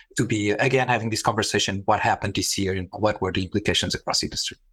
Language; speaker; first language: English; non-native, fluent; Portuguese